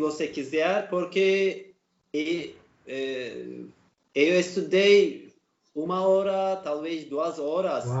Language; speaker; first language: Portuguese; non-native, learner; Turkish